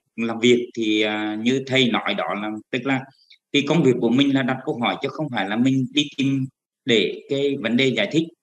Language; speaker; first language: Vietnamese; native; Vietnamese